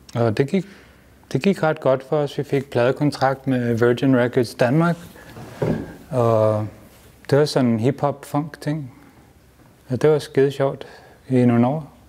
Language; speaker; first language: Danish; non-native, fluent; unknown